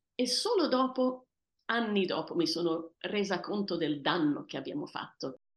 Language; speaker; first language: Italian; early bilingual, heritage; Italian